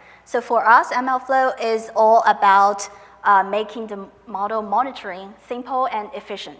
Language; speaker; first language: English; non-native, fluent; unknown